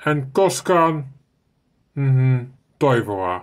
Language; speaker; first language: Finnish; non-native, learner; Dutch